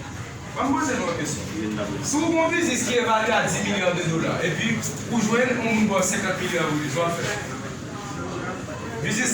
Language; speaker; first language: French; non-native, local second language; Haitian Creole